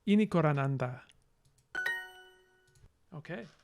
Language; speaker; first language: Indonesian; non-native, learner; English